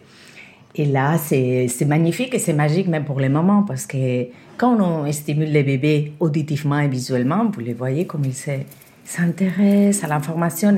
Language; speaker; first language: French; non-native, fluent; Spanish